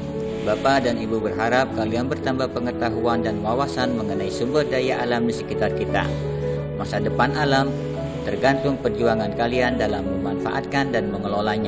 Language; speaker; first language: Indonesian; native; Indonesian